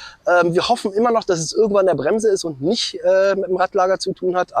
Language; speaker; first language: German; native; German